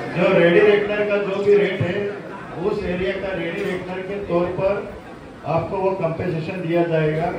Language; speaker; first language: Hindi; non-native, local second language; Marathi